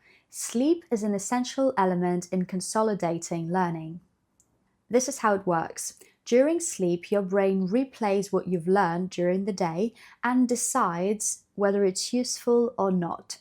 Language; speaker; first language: English; non-native, fluent; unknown